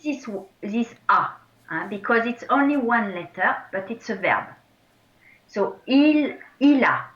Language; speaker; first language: English; non-native, fluent; French